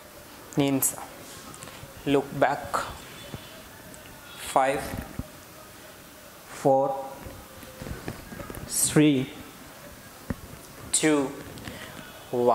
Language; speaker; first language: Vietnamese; non-native, learner; Hindi